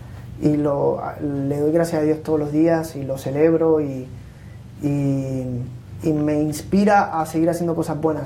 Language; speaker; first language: Spanish; native; Spanish